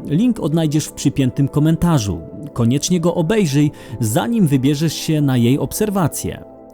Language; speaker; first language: Polish; native; Polish